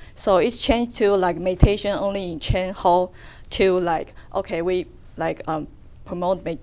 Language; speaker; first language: English; non-native, fluent; Chinese